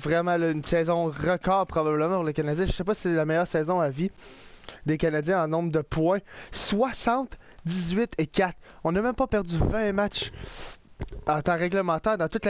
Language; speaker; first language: French; native; French